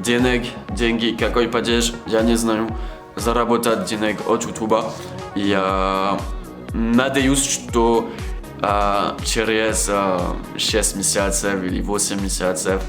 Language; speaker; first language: Russian; non-native, learner; French